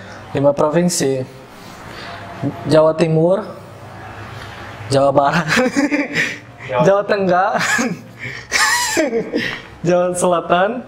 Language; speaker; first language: Indonesian; non-native, learner; Portuguese